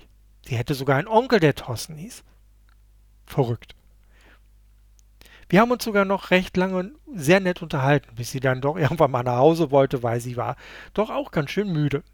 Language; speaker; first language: German; native; German